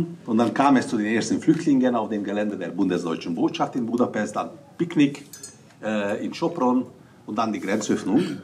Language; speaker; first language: German; non-native, fluent; Hungarian